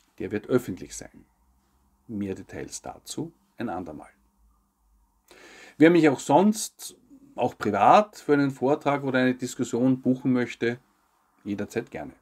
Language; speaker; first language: German; native; German